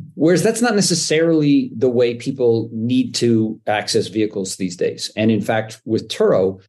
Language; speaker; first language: English; native; English